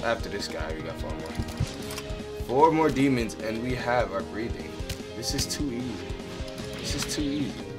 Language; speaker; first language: English; native; English